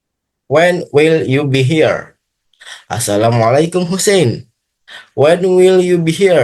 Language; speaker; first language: English; non-native, learner; Indonesian